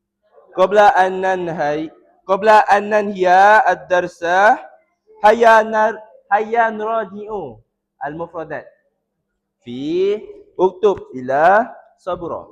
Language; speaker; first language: Arabic; non-native, fluent; Malay